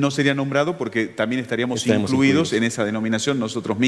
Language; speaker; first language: Spanish; native; Spanish